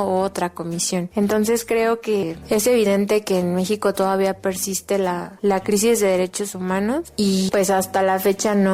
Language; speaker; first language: Spanish; native; Spanish